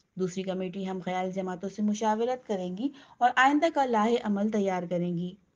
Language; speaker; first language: Urdu; non-native, local second language; Sindhi